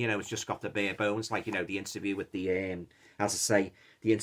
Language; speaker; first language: English; native; English